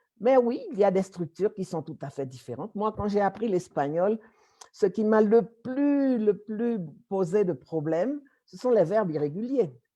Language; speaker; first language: French; native; French